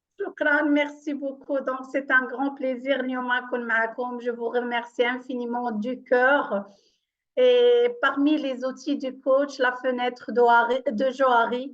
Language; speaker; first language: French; non-native, local second language; Arabic